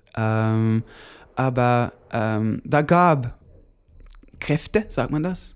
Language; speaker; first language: German; non-native, learner; Norwegian